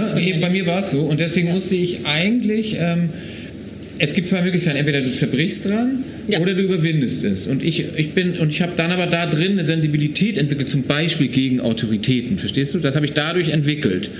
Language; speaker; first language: German; native; German